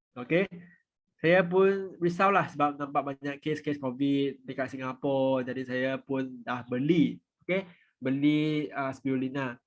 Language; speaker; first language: Malay; non-native, fluent; Vietnamese